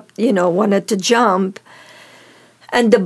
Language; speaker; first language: English; non-native, fluent; Arabic